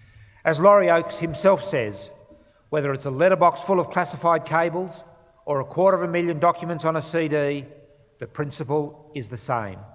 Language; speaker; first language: English; native; English